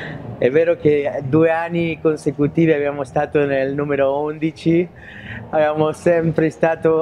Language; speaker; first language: Italian; non-native, fluent; Spanish